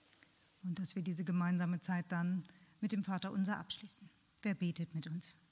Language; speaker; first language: German; native; German